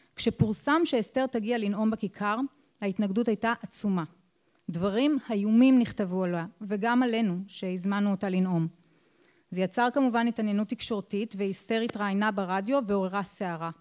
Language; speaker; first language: Hebrew; native; Hebrew